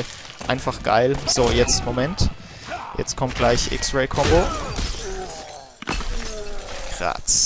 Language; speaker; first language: German; native; German